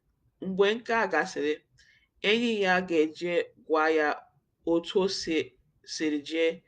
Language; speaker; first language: Igbo; non-native, learner; English